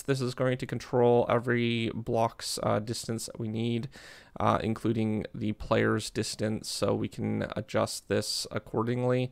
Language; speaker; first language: English; native; English